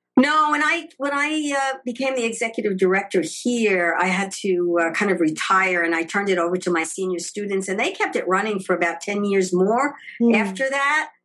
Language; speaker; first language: English; native; English